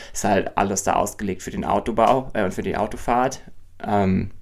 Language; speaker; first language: German; native; German